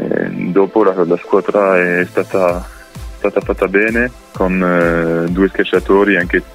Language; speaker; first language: Italian; non-native, fluent; French